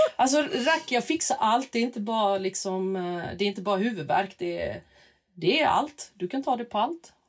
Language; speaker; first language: Swedish; early bilingual, other home language; Russian